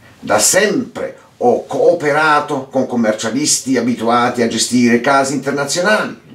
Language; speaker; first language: Italian; early bilingual, heritage; Italian